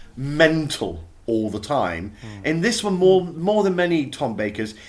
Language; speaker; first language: English; native; English